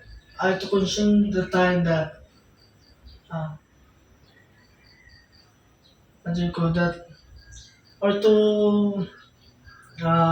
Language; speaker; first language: English; non-native, local second language; Filipino